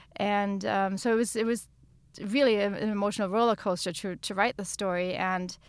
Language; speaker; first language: English; non-native, fluent; German